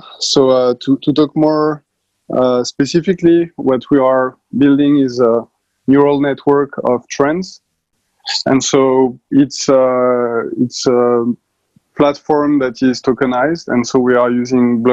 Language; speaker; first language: English; non-native, fluent; French